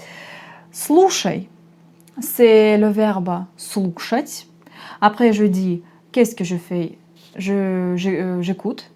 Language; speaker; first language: French; non-native, fluent; Russian